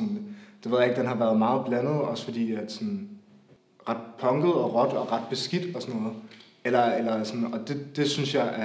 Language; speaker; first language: Danish; native; Danish